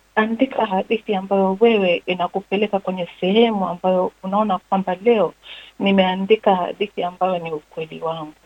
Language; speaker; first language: Swahili; native; Swahili